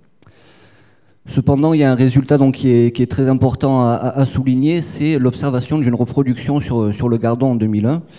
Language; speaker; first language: French; native; French